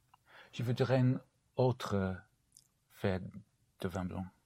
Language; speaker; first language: French; non-native, learner; English